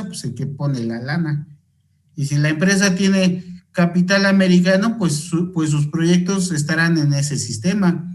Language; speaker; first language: Spanish; native; Spanish